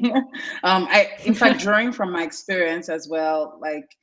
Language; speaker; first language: English; non-native, local second language; Yoruba